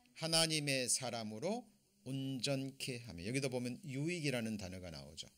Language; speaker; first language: Korean; native; Korean